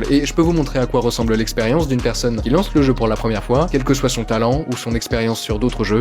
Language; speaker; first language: French; native; French